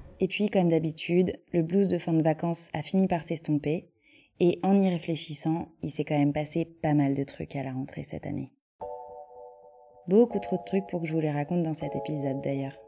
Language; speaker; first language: French; native; French